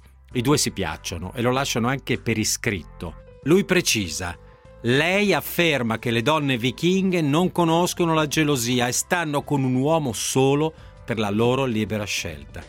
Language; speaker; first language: Italian; native; Italian